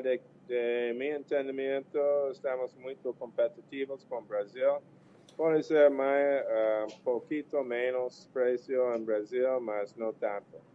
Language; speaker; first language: Portuguese; non-native, fluent; English